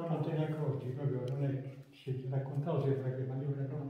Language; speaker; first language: Italian; native; Italian